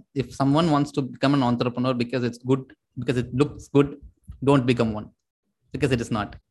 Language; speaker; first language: English; non-native, local second language; Tamil